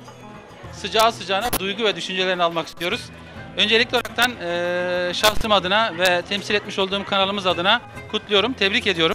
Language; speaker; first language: Turkish; native; Turkish